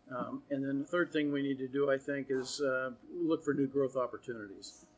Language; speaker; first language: English; native; English